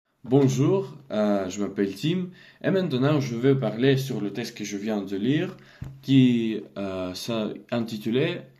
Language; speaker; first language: French; non-native, learner; Russian